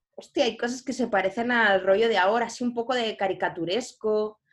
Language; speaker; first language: Spanish; native; Spanish